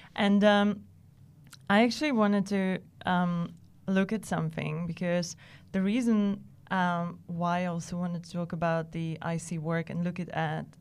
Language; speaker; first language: English; non-native, fluent; Czech